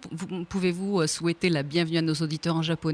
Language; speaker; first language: French; native; French